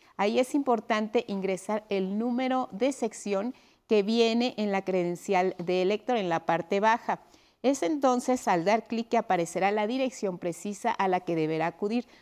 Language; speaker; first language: Spanish; native; Spanish